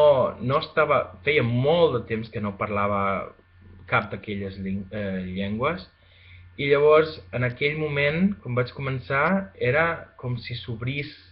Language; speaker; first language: Catalan; non-native, fluent; Spanish